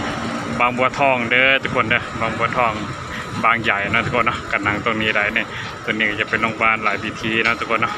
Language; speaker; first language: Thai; non-native, local second language; Lao